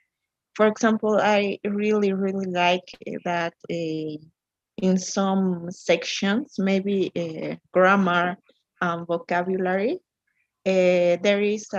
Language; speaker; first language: English; non-native, learner; Spanish